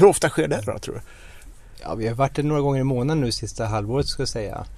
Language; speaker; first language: Swedish; native; Swedish